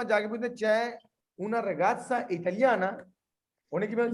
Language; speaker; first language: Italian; non-native, fluent; Punjabi